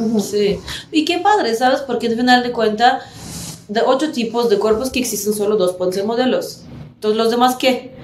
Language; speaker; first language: Spanish; non-native, fluent; Russian